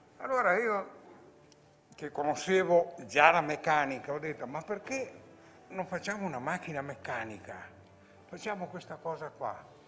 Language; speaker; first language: Italian; native; Italian